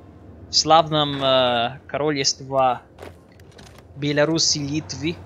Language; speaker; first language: Russian; non-native, learner; English